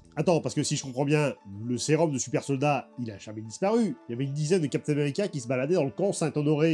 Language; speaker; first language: French; native; French